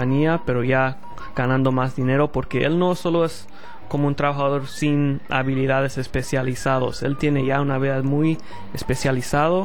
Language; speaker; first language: Spanish; early bilingual, heritage; Spanish